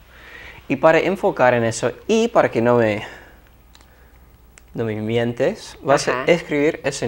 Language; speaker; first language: Spanish; non-native, fluent; English